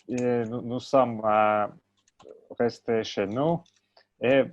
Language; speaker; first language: French; non-native, learner; Russian